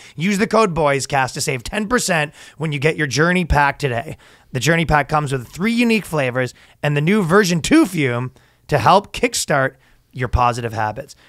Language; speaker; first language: English; native; English